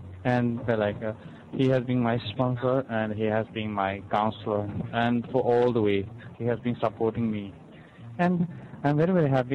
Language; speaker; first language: English; non-native, fluent; Chinese